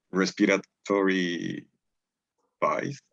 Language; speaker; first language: English; non-native, learner; Spanish